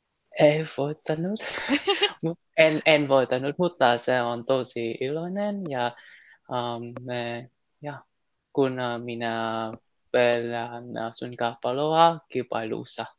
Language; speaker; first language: Finnish; non-native, learner; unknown